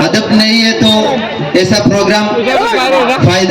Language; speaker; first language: Hindi; non-native, local second language; Malayalam